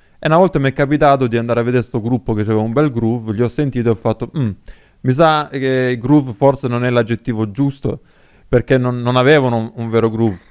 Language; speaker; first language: Italian; native; Italian